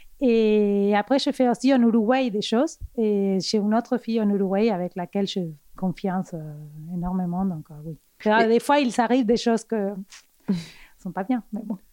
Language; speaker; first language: French; non-native, fluent; Spanish